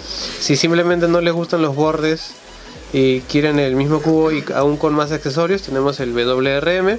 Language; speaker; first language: Spanish; native; Spanish